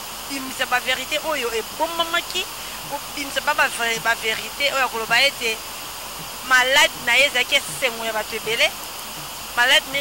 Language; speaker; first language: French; non-native, local second language; Lingala